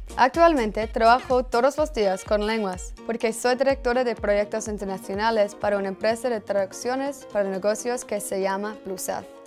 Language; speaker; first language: Spanish; non-native, fluent; English